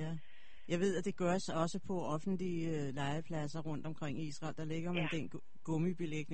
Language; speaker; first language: Danish; native; Danish